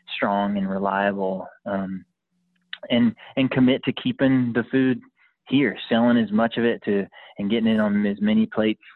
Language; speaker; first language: English; native; English